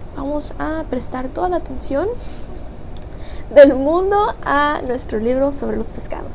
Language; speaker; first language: Spanish; early bilingual, heritage; Spanish